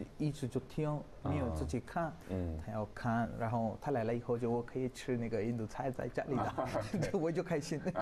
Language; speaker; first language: Chinese; non-native, learner; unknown